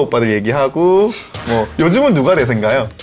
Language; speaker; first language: Korean; native; Korean